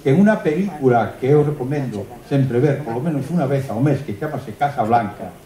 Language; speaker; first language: Spanish; non-native, local second language; Galician